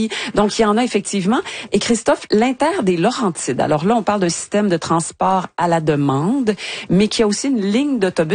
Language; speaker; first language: French; native; French